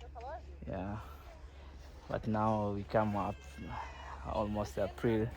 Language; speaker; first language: English; non-native, learner; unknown